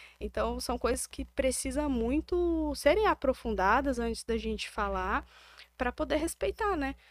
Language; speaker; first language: Portuguese; native; Portuguese